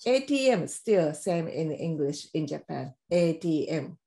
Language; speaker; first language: English; non-native, fluent; Japanese